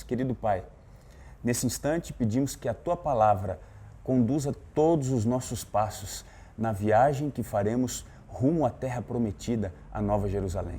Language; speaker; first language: Portuguese; native; Portuguese